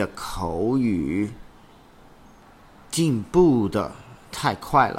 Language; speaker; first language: Chinese; non-native, learner; English